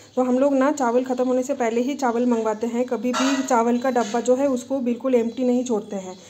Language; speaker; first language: Hindi; non-native, local second language; Bangla